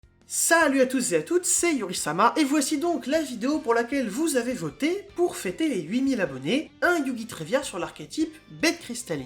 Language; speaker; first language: French; native; French